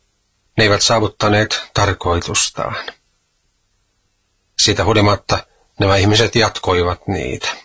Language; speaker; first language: Finnish; native; Finnish